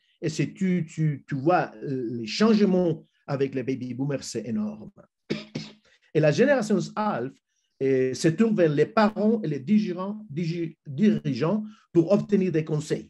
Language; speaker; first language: French; non-native, fluent; Spanish